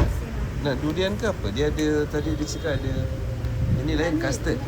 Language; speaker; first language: Malay; native; Malay